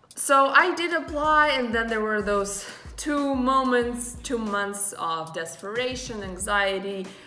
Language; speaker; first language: English; non-native, fluent; Russian